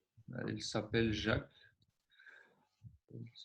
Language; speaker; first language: French; non-native, learner; Albanian